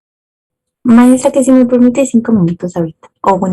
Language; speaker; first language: Spanish; native; Spanish